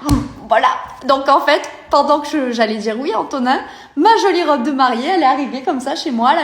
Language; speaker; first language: French; native; French